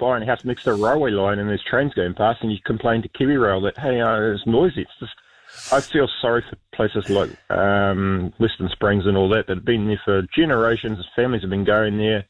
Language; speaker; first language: English; native; English